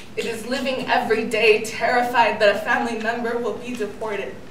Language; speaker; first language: English; early bilingual, other home language; Spanish